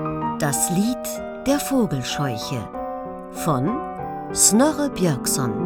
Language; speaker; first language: German; native; German